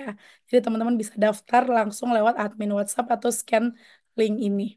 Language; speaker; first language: Indonesian; native; Indonesian